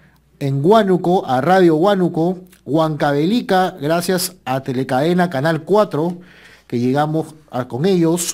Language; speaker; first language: Spanish; native; Spanish